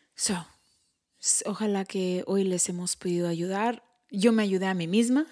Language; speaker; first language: Spanish; early bilingual, heritage; Spanish